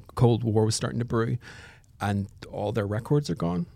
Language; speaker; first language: English; native; English